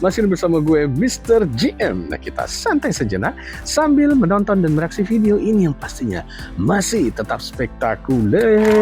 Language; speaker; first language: Indonesian; native; Indonesian